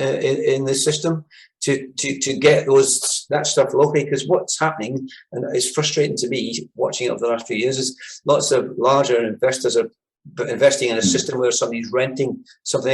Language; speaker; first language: English; native; English